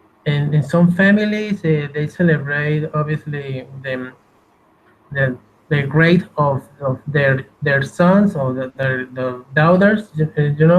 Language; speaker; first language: English; non-native, learner; Spanish